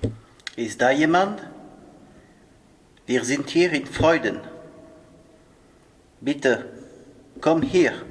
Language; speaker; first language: German; non-native, learner; French